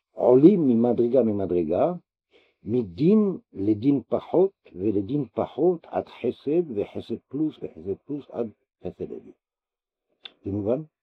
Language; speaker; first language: Hebrew; non-native, fluent; French